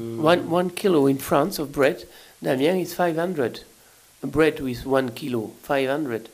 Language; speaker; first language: English; non-native, learner; French